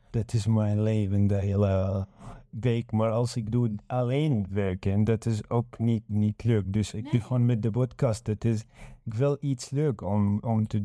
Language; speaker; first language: Dutch; non-native, learner; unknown